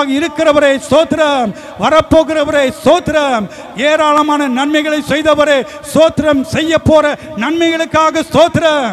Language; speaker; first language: Tamil; early bilingual, heritage; Tamil